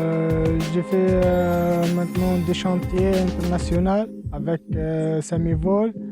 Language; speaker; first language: French; non-native, learner; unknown